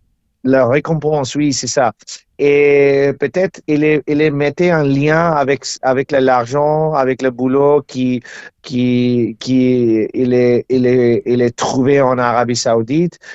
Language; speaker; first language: French; non-native, learner; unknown